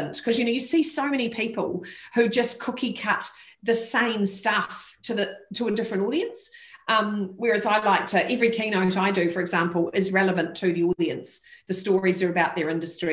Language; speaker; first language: English; native; English